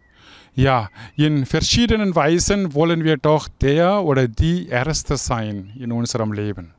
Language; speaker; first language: German; non-native, fluent; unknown